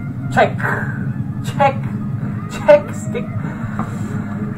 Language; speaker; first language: English; non-native, learner; Italian